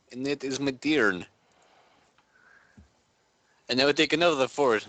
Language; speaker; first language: English; native; English